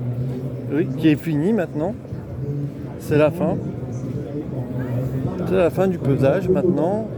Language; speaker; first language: French; native; French